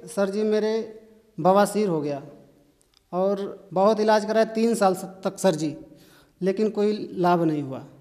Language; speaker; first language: Hindi; native; Hindi